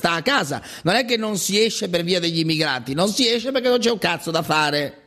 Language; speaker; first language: Italian; native; Italian